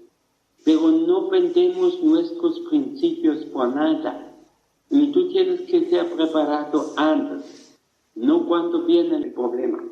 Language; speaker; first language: Spanish; non-native, fluent; German